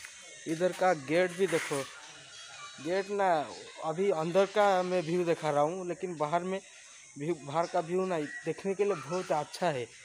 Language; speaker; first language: Hindi; non-native, local second language; Odia